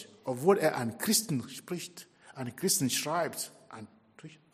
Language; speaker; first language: German; non-native, fluent; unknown